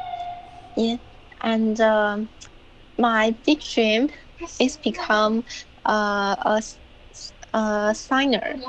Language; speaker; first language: English; non-native, learner; Chinese